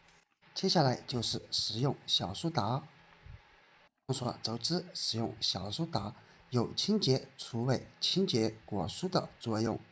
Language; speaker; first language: Chinese; native; Chinese